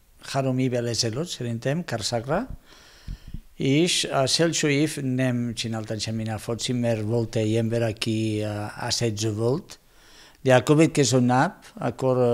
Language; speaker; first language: Hungarian; non-native, learner; Spanish